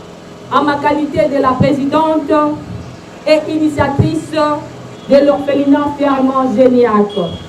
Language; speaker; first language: French; non-native, local second language; Lingala